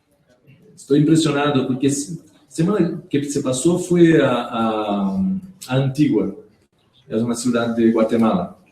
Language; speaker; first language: Spanish; non-native, learner; Portuguese